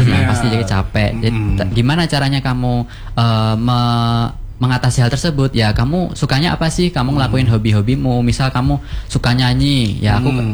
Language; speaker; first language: Indonesian; non-native, local second language; Javanese